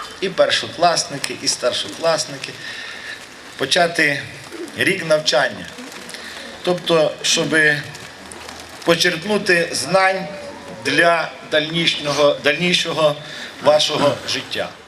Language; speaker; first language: Ukrainian; native; Ukrainian